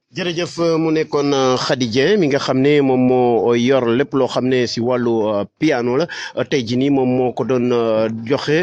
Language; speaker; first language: Wolof; non-native, local second language; Serer